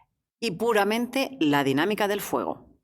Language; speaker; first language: Spanish; native; Spanish